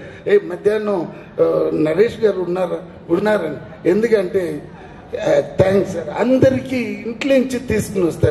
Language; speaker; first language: Telugu; non-native, learner; Tamil